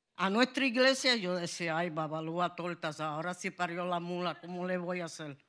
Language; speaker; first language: Spanish; native; Spanish